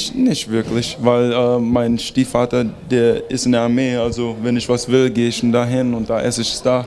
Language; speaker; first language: German; early bilingual, heritage; German